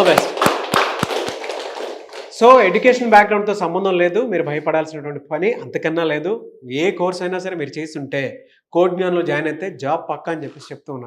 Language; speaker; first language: Telugu; native; Telugu